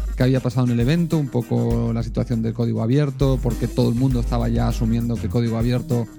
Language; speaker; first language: Spanish; native; Spanish